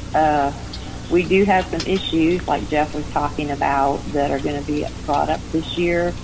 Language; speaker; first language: English; native; English